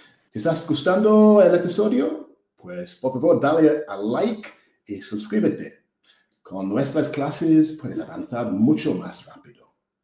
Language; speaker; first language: Spanish; non-native, learner; English